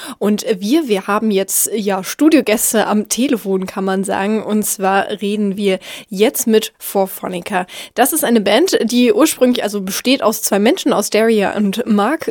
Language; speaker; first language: German; native; German